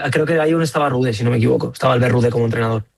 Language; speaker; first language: Spanish; native; Spanish